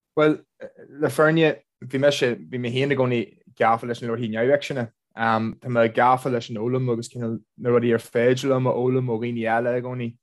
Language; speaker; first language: Irish; non-native, local second language; English